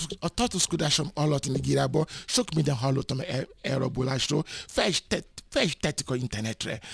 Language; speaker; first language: Hungarian; non-native, learner; Yoruba